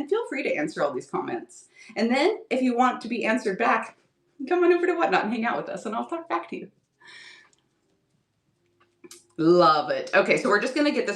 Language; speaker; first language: English; native; English